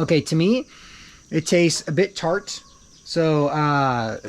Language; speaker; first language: English; native; English